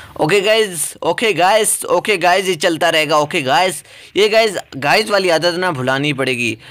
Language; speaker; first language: Hindi; native; Hindi